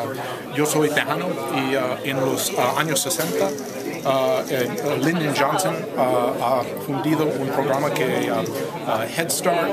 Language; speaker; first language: Spanish; non-native, fluent; English